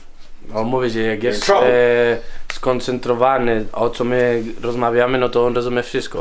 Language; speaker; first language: Polish; non-native, learner; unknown